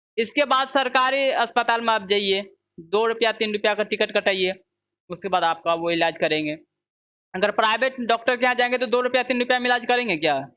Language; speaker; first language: Hindi; native; Hindi